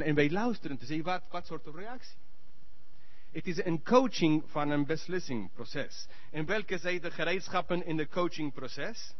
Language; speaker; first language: Dutch; non-native, learner; English